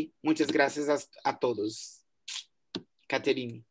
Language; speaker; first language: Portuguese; non-native, learner; Spanish